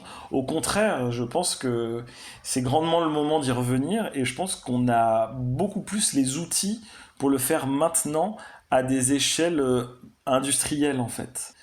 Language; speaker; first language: French; native; French